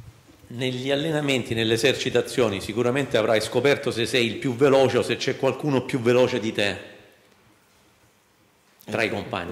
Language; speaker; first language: Italian; native; Italian